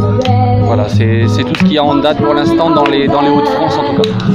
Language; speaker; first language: French; native; French